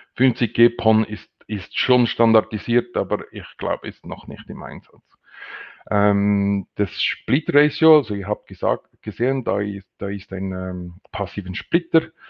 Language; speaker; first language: German; non-native, local second language; French